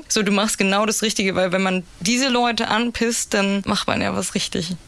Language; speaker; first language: German; native; German